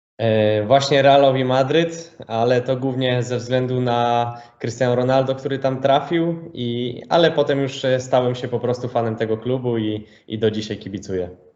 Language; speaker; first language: Polish; native; Polish